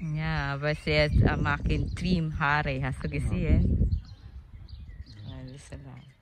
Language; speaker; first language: German; non-native, learner; Filipino